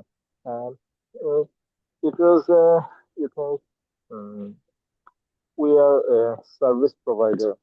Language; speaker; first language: English; non-native, learner; Bangla